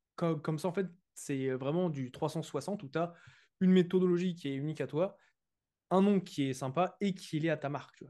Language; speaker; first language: French; native; French